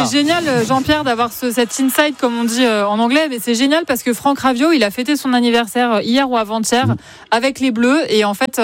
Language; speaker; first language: French; native; French